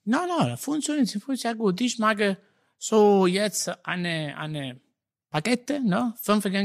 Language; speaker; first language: German; non-native, learner; Italian